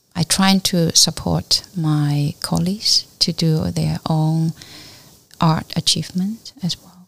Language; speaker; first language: English; non-native, learner; Chinese